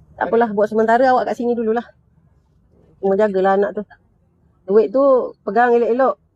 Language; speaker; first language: Malay; native; Malay